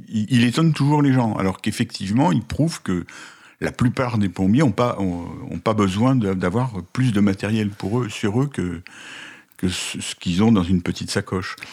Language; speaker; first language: French; native; French